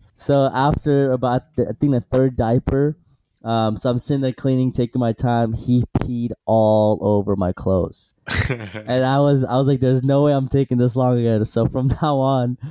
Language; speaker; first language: English; early bilingual, other home language; Assyrian Neo-Aramaic